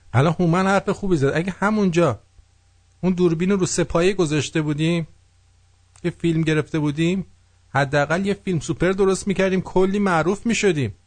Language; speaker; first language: Persian; native; Persian